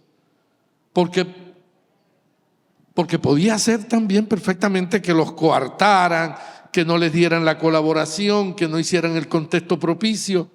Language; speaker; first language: Spanish; native; Spanish